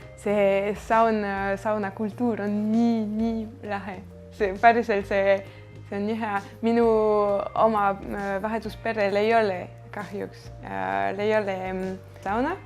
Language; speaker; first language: Estonian; non-native, fluent; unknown